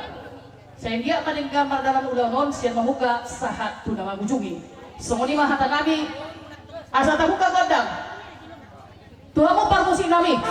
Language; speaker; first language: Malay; non-native, local second language; Batak Toba